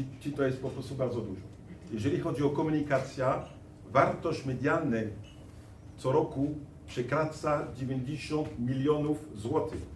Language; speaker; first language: Polish; non-native, fluent; French